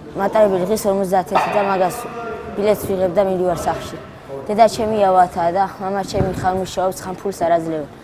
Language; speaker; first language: Georgian; early bilingual, other home language; Azerbaijani